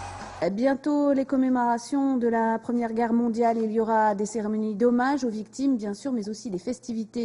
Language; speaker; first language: French; native; French